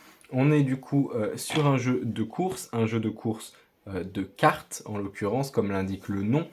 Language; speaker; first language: French; native; French